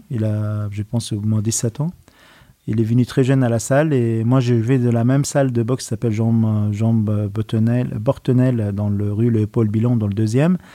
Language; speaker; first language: French; non-native, fluent; Arabic